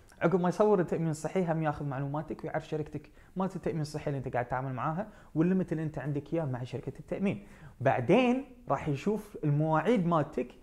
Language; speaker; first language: Arabic; native; Arabic